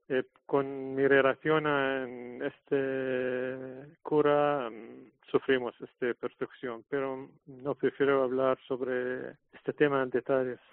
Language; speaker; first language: Spanish; non-native, learner; Arabic